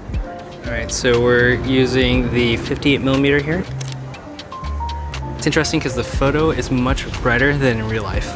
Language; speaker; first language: English; native; English